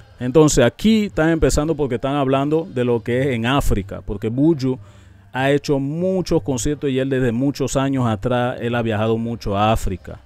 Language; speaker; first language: Spanish; non-native, local second language; English